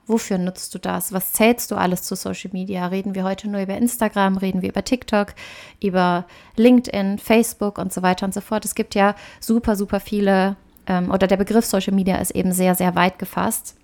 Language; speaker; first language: German; native; German